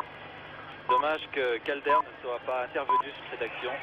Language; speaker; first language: French; native; French